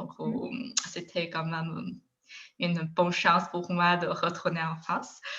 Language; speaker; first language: French; non-native, fluent; Chinese